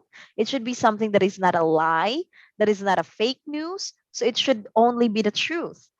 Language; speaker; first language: English; non-native, local second language; Cebuano